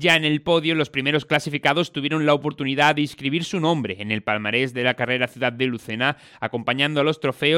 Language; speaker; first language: Spanish; native; Spanish